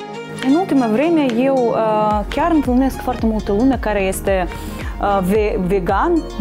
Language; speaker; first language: Romanian; non-native, local second language; Russian